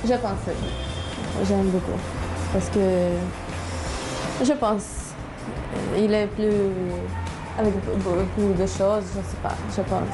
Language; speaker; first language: French; non-native, learner; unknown